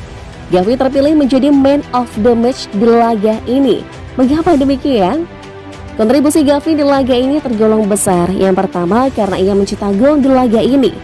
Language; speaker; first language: Indonesian; native; Indonesian